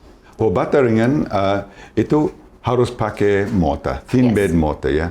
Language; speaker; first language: Indonesian; non-native, fluent; English